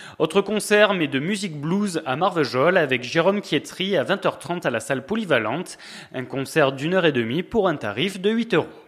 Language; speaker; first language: French; native; French